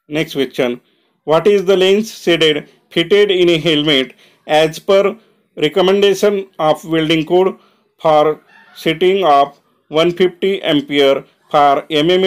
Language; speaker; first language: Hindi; non-native, local second language; Marathi